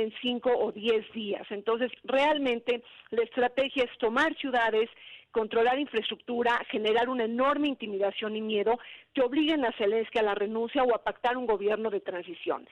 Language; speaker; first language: Spanish; native; Spanish